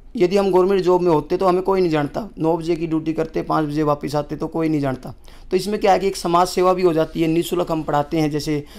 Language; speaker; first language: Hindi; native; Hindi